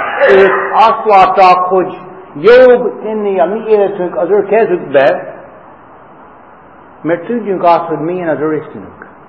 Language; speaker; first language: Hungarian; non-native, fluent; English